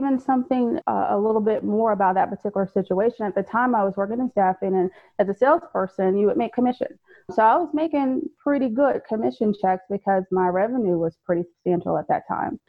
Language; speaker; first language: English; native; English